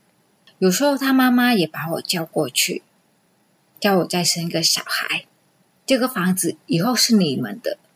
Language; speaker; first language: Chinese; non-native, fluent; Vietnamese